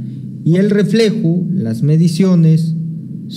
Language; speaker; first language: Spanish; native; Spanish